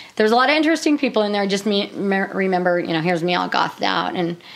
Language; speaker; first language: English; native; English